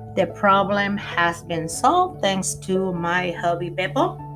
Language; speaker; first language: English; non-native, local second language; Spanish